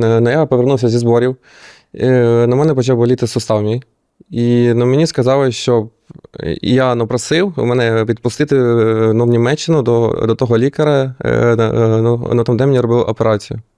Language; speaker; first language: Ukrainian; non-native, local second language; Russian